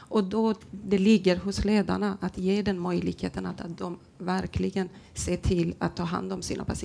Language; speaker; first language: Swedish; non-native, fluent; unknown